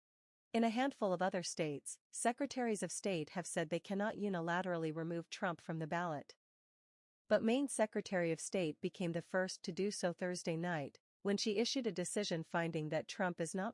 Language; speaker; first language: English; native; English